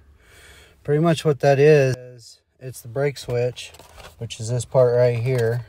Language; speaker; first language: English; native; English